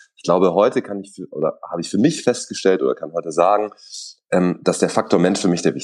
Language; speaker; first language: German; native; German